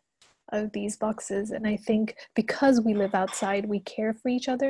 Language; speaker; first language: English; non-native, local second language; Urdu